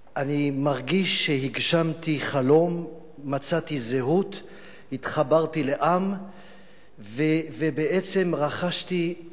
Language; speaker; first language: Hebrew; non-native, fluent; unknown